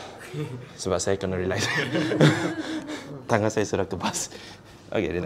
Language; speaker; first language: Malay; non-native, local second language; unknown